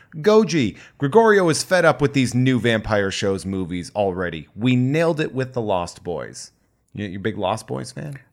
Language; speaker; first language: English; native; English